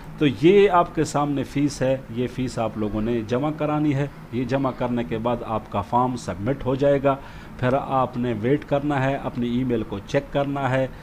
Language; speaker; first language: Urdu; native; Urdu